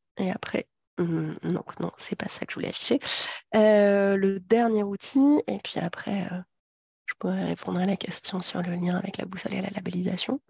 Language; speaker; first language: French; native; French